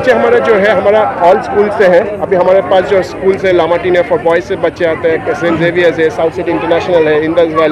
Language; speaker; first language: Hindi; non-native, local second language; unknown